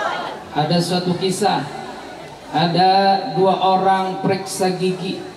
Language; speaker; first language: Indonesian; non-native, local second language; Banjar